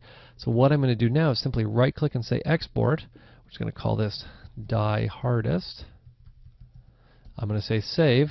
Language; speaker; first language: English; native; English